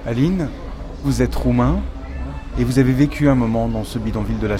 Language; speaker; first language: French; native; French